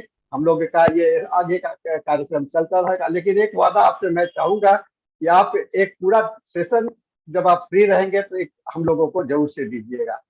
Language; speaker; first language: Hindi; native; Hindi